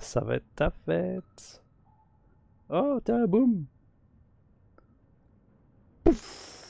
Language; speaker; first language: French; native; French